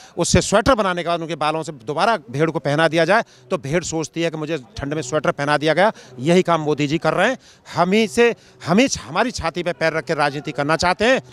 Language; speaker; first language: Hindi; native; Hindi